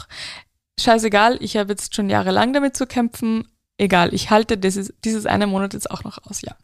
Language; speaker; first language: German; native; German